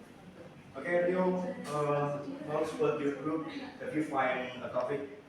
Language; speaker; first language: English; non-native, learner; Indonesian